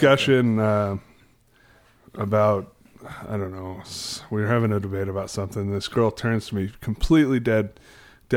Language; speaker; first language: English; native; English